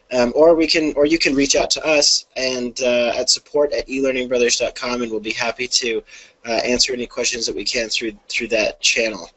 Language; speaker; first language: English; native; English